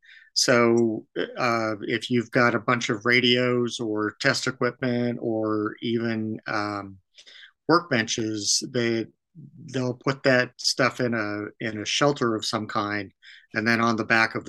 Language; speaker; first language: English; native; English